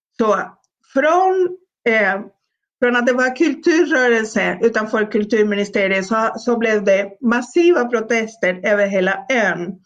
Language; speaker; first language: Swedish; non-native, fluent; Spanish